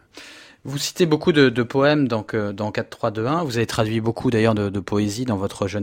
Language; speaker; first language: French; native; French